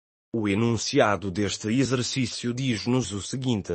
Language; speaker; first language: Portuguese; native; Portuguese